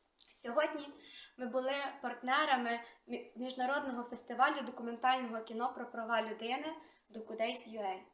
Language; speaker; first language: Ukrainian; native; Ukrainian